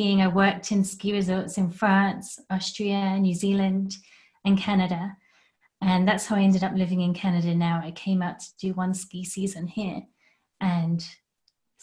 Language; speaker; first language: English; native; English